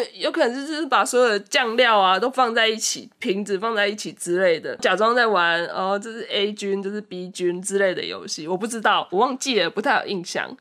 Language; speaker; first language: Chinese; early bilingual, other home language; Japanese